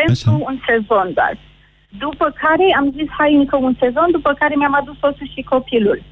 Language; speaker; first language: Romanian; native; Romanian